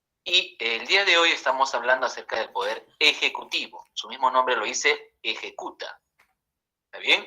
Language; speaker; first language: Spanish; native; Spanish